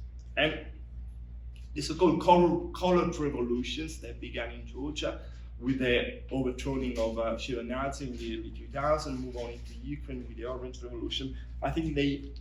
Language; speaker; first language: English; non-native, fluent; Italian